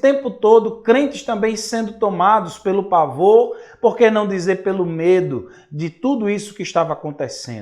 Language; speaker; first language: Portuguese; native; Portuguese